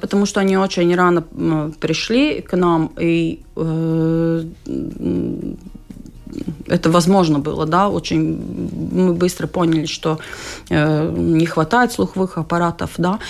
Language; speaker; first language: Russian; non-native, local second language; Latvian